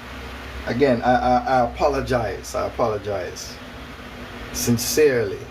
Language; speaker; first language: English; native; English